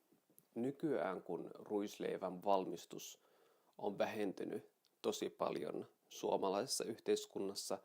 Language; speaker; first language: Finnish; native; Finnish